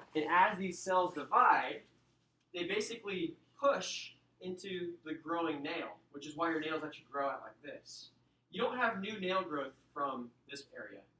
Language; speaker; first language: English; native; English